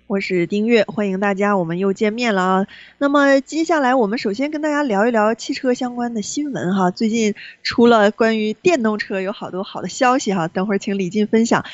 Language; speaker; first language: Chinese; native; Chinese